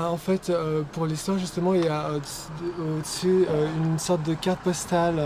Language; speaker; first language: French; native; French